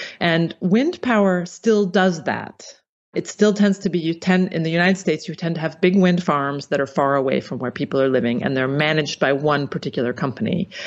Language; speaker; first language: English; native; English